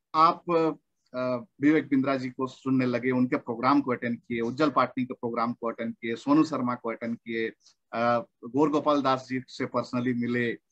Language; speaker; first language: Hindi; native; Hindi